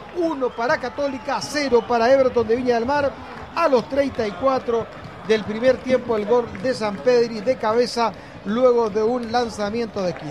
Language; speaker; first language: Spanish; native; Spanish